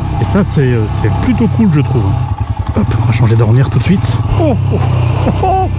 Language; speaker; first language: French; native; French